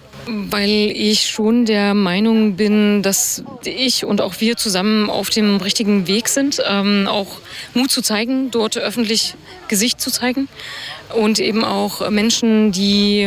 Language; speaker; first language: German; native; German